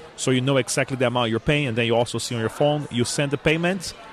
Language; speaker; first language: English; non-native, fluent; Portuguese